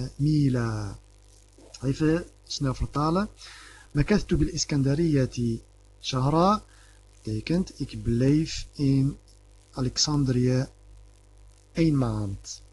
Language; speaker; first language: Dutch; early bilingual, other home language; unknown